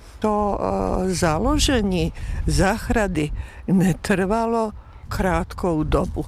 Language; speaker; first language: Czech; native; Czech